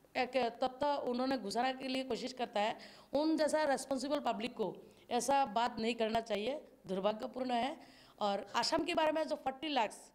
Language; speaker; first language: Hindi; non-native, local second language; Bangla